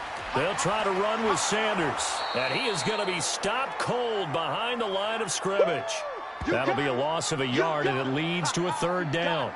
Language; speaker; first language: English; native; English